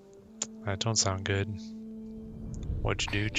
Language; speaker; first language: English; native; English